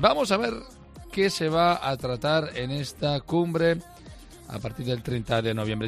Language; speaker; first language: Spanish; native; Spanish